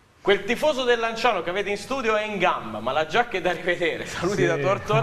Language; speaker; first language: Italian; native; Italian